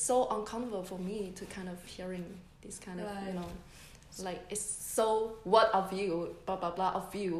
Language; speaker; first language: English; non-native, fluent; Chinese